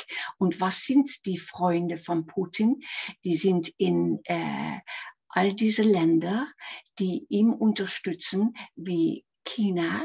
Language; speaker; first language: German; non-native, fluent; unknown